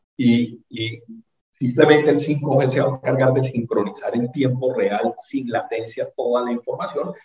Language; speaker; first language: Spanish; native; Spanish